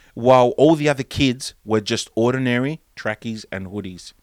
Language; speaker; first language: English; early bilingual, other home language; Greek